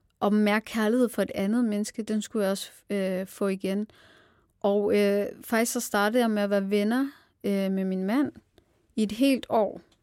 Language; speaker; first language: Danish; early bilingual, other home language; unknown